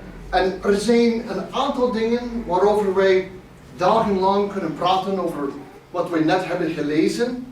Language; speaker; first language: Dutch; non-native, fluent; English